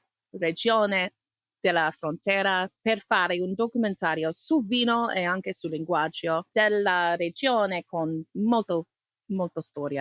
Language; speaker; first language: Italian; non-native, learner; English